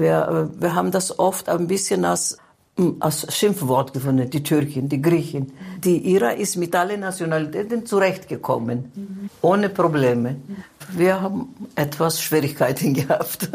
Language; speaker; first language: German; non-native, fluent; Greek